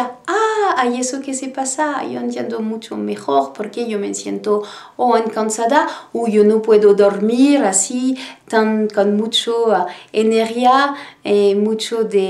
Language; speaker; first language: Spanish; non-native, learner; French